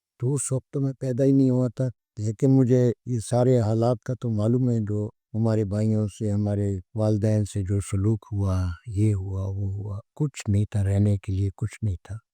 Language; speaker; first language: Urdu; non-native, local second language; Punjabi